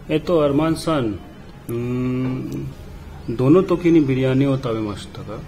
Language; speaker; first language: Japanese; non-native, learner; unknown